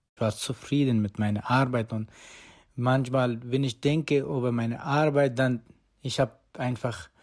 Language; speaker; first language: German; non-native, learner; Persian